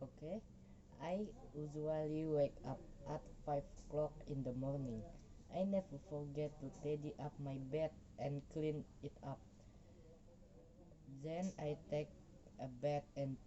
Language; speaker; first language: English; non-native, learner; Indonesian